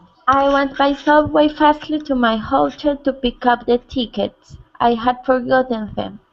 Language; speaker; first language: English; non-native, learner; Spanish